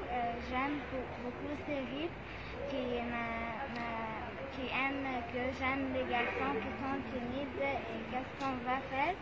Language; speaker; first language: French; non-native, learner; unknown